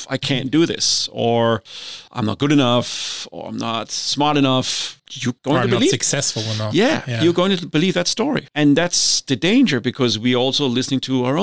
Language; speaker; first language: English; non-native, fluent; Danish